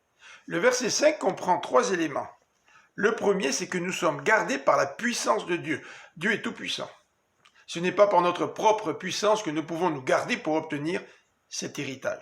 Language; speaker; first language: French; native; French